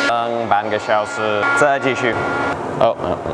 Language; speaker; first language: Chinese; non-native, fluent; English